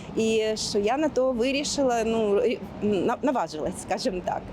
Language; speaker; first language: Ukrainian; native; Ukrainian